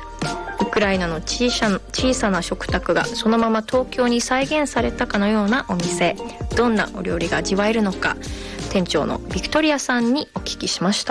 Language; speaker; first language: Japanese; native; Japanese